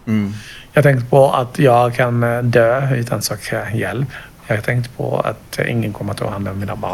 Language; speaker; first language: Swedish; non-native, fluent; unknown